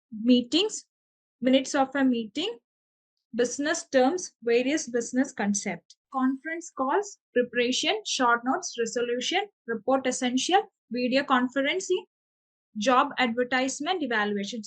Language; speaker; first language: English; non-native, local second language; Malayalam